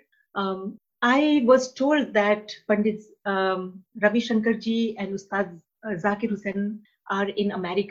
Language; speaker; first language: English; non-native, local second language; Hindi